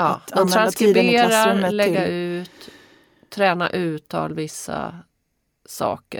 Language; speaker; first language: Swedish; native; Swedish